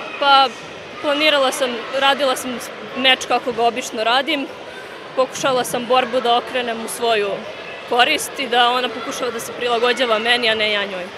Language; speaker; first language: Bosnian; non-native, fluent; Romanian